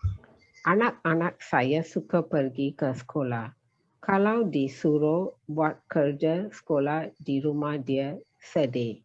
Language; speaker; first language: Indonesian; non-native, learner; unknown